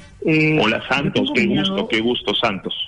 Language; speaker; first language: Spanish; native; Spanish